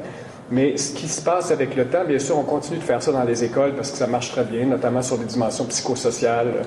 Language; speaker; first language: French; native; French